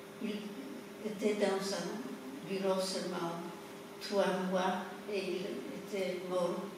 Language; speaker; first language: French; non-native, fluent; Polish